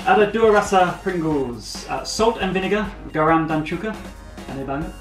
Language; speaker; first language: Indonesian; non-native, learner; English